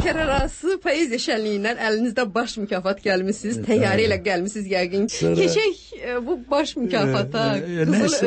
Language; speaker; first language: Azerbaijani; native; Azerbaijani